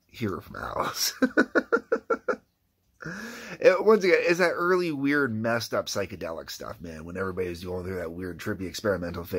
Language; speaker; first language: English; native; English